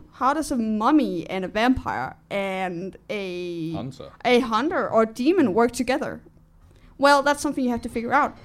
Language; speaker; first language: English; non-native, fluent; Danish